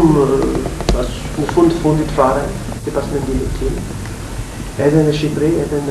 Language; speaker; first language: Albanian; non-native, fluent; English